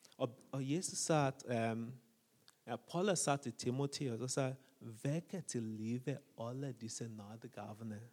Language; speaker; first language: Norwegian; non-native, fluent; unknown